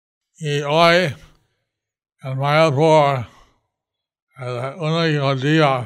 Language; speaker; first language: Spanish; non-native, learner; English